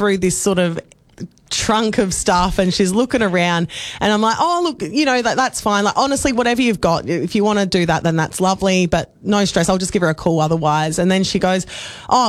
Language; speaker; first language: English; native; English